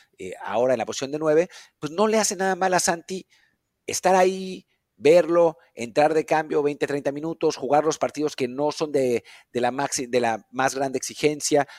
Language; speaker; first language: Spanish; native; Spanish